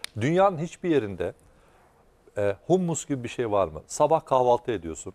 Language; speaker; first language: Turkish; native; Turkish